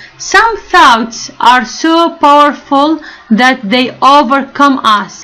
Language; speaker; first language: English; non-native, fluent; Arabic